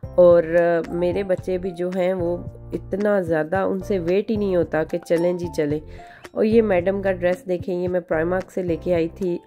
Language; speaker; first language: Urdu; non-native, local second language; Punjabi